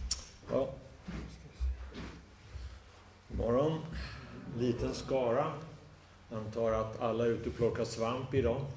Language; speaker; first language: Swedish; native; Swedish